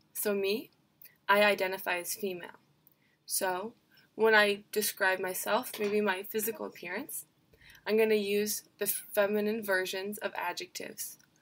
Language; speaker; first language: English; native; English